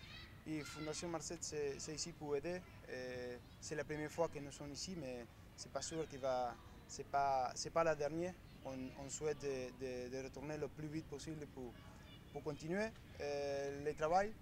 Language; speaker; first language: French; non-native, learner; Spanish